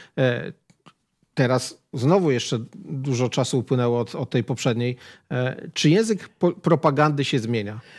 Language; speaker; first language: Polish; native; Polish